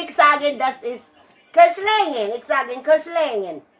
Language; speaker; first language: German; non-native, learner; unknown